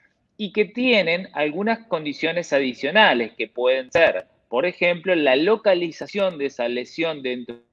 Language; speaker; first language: Spanish; native; Spanish